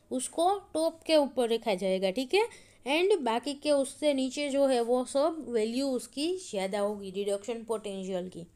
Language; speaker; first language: Hindi; non-native, local second language; Gujarati